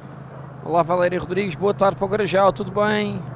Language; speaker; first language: Portuguese; native; Portuguese